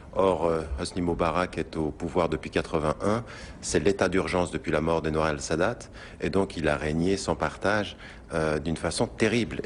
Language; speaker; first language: French; early bilingual, other home language; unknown